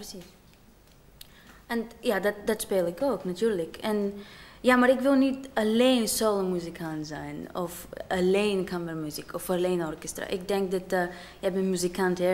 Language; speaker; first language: Dutch; non-native, learner; Bulgarian